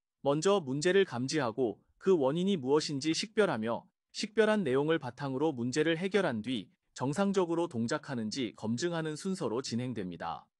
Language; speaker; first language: Korean; native; Korean